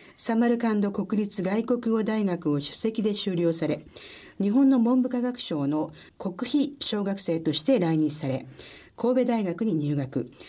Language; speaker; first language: Japanese; native; Japanese